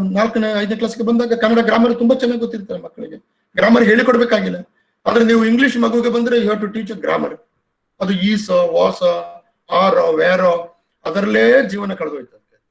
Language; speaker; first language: Kannada; non-native, local second language; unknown